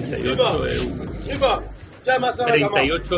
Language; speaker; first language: French; non-native, learner; Spanish